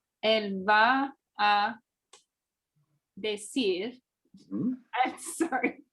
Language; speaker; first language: Spanish; non-native, learner; English